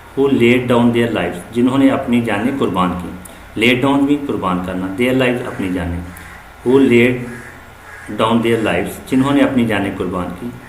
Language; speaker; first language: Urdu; non-native, local second language; Punjabi